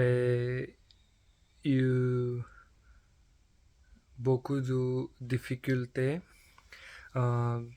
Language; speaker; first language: French; non-native, learner; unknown